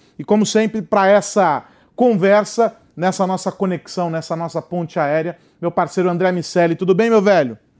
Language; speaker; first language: Portuguese; native; Portuguese